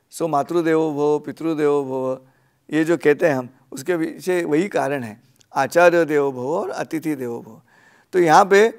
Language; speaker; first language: Hindi; non-native, local second language; Marathi